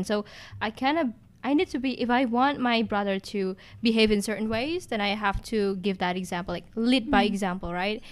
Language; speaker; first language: English; non-native, fluent; Indonesian